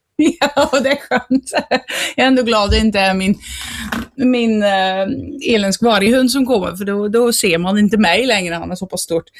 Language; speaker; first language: Swedish; non-native, fluent; Dutch